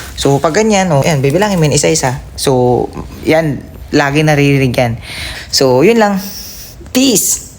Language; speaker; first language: Filipino; native; Filipino